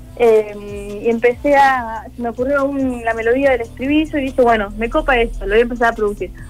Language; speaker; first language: Spanish; native; Spanish